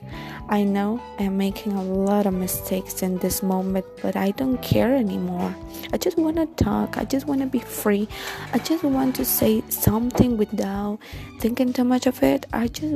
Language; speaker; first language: English; non-native, learner; Spanish